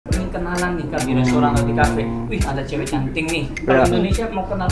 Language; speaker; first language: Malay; non-native, fluent; Korean